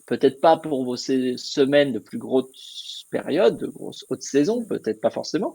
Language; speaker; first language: French; native; French